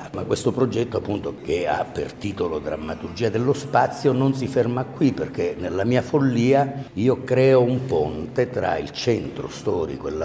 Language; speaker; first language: Italian; native; Italian